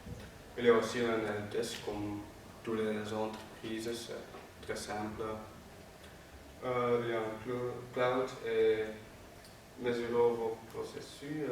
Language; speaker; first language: French; non-native, learner; Dutch